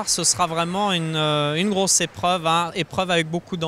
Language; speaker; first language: French; native; French